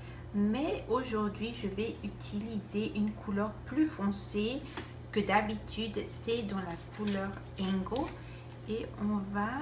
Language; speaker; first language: French; non-native, fluent; Spanish